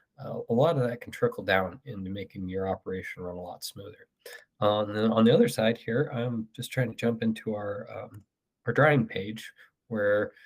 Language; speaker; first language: English; native; English